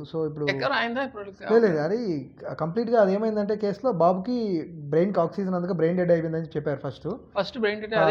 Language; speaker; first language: Telugu; native; Telugu